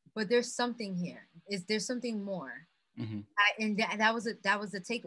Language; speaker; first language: English; non-native, fluent; Haitian Creole